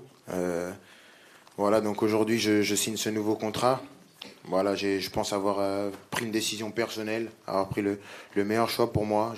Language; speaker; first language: French; native; French